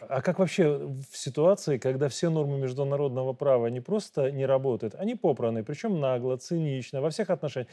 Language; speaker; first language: Russian; native; Russian